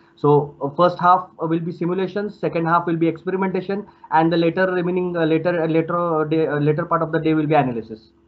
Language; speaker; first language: English; non-native, local second language; Marathi